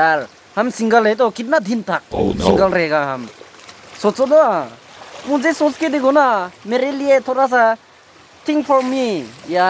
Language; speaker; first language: Hindi; non-native, local second language; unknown